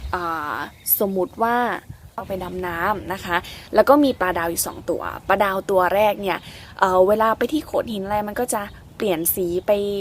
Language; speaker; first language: Thai; native; Thai